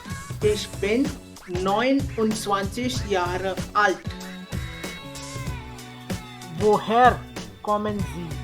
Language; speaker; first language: German; non-native, fluent; Marathi